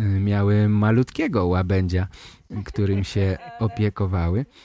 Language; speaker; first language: Polish; native; Polish